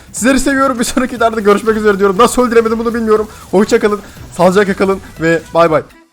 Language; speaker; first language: Turkish; native; Turkish